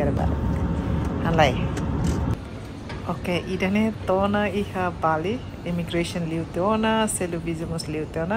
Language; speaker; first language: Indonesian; non-native, local second language; Tetum